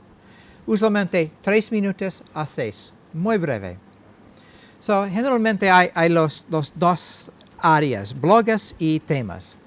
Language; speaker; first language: Spanish; non-native, learner; English